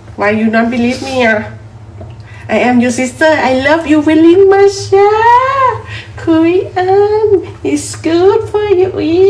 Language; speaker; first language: English; non-native, learner; Thai